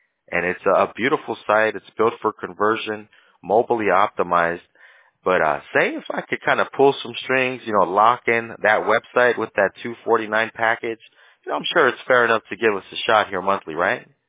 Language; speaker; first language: English; early bilingual, other home language; Spanish